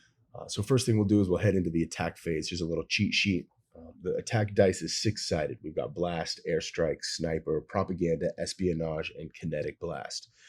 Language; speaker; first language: English; native; English